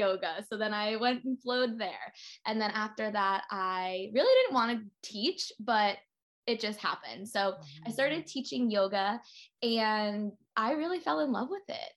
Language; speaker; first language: English; native; English